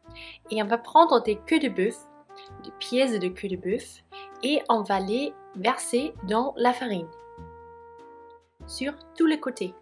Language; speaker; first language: French; non-native, fluent; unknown